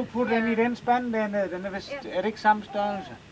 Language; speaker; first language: Danish; native; Danish